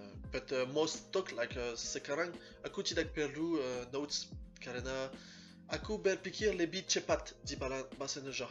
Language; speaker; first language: Indonesian; non-native, learner; French